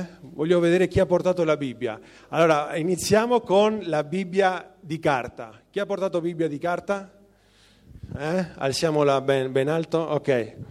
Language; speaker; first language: Italian; non-native, fluent; Spanish